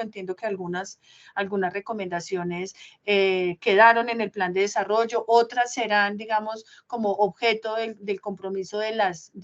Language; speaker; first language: Spanish; native; Spanish